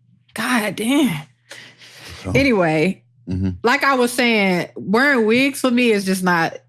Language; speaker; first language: English; native; English